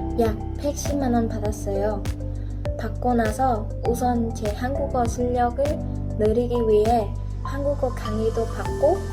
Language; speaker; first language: Korean; early bilingual, other home language; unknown